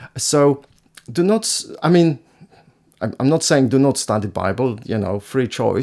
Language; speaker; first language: English; non-native, fluent; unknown